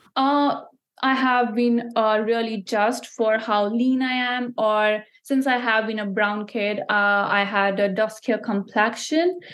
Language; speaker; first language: English; non-native, local second language; Punjabi